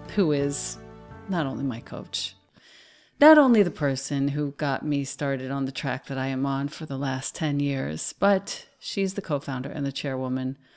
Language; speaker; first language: English; native; English